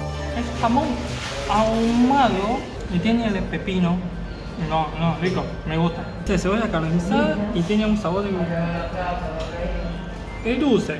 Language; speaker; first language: Spanish; non-native, learner; Chinese